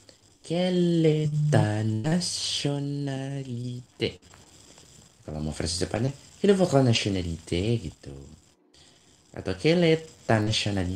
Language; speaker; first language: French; non-native, learner; Indonesian